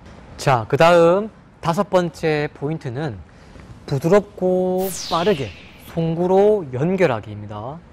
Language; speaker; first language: Korean; native; Korean